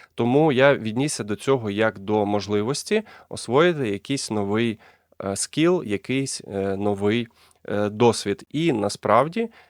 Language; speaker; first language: Ukrainian; non-native, local second language; Russian